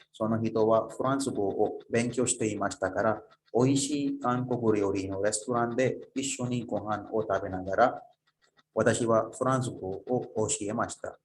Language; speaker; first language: Japanese; non-native, fluent; Urdu